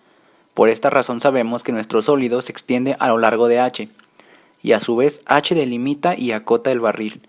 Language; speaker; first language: Spanish; native; Spanish